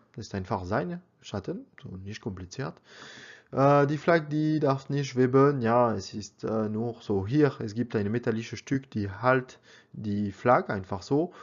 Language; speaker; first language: German; non-native, learner; French